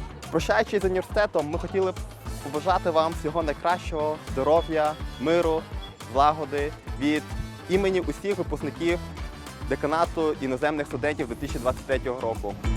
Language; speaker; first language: Ukrainian; non-native, fluent; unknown